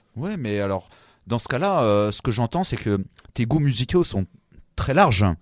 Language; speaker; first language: French; native; French